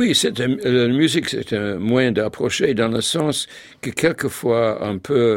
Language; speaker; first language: French; non-native, fluent; English